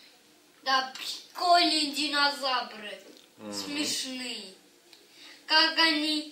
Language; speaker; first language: Russian; early bilingual, other home language; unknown